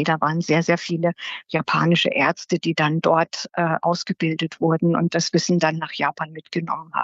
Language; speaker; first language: German; native; German